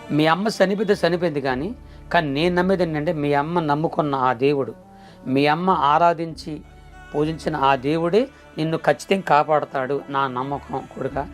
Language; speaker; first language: Telugu; non-native, local second language; Koya